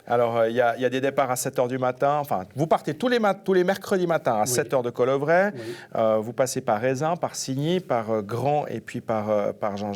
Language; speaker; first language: French; native; French